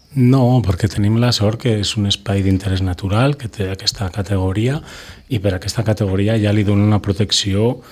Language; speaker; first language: Catalan; non-native, local second language; Spanish